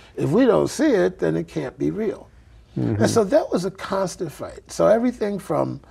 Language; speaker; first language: English; native; English